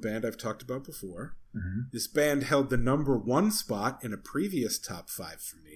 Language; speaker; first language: English; native; English